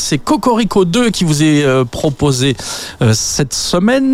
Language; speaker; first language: French; native; French